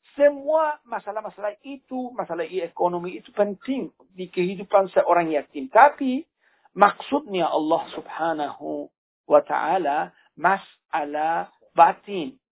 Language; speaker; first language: Indonesian; non-native, fluent; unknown